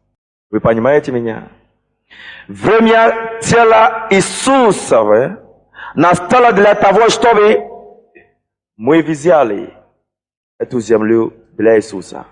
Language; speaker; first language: Russian; non-native, fluent; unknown